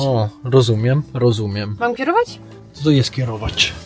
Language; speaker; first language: Polish; non-native, learner; Italian